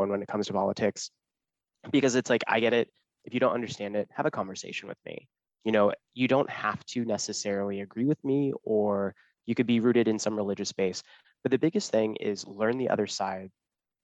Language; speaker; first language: English; native; English